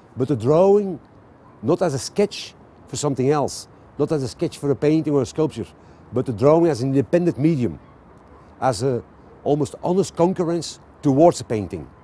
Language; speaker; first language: English; non-native, fluent; Dutch